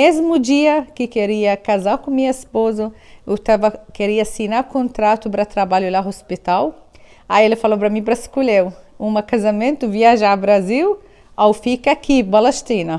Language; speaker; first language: Portuguese; non-native, learner; Arabic